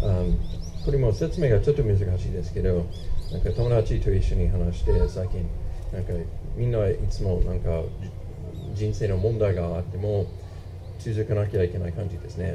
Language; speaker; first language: Japanese; non-native, fluent; English